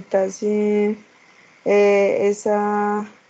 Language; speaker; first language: Portuguese; non-native, learner; Spanish